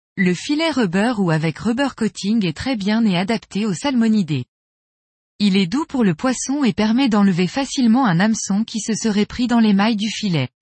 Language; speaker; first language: French; native; French